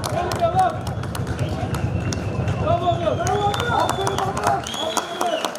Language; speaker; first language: Turkish; native; Turkish